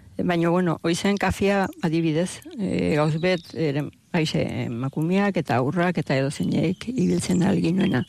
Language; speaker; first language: Basque; native; Basque